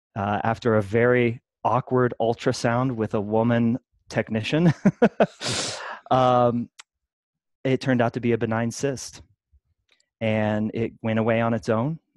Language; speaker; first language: English; native; English